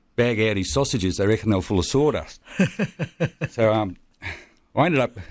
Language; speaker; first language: English; native; English